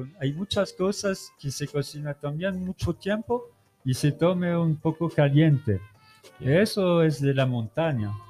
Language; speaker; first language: Spanish; non-native, learner; French